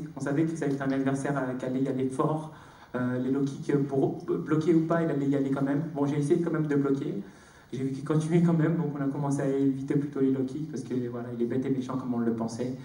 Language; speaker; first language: French; native; French